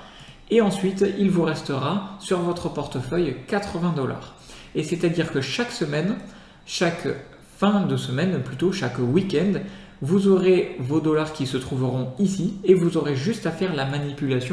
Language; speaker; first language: French; native; French